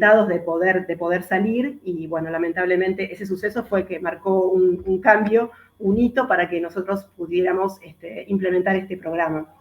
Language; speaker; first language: Spanish; native; Spanish